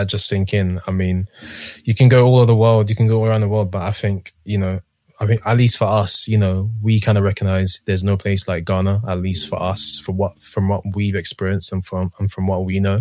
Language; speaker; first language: English; native; English